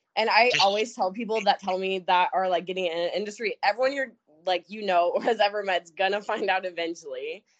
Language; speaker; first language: English; native; English